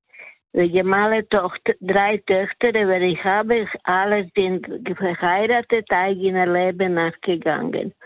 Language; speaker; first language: German; non-native, learner; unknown